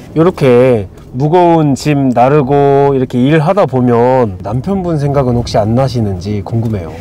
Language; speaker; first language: Korean; native; Korean